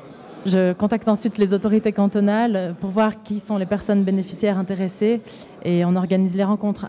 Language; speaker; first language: French; native; French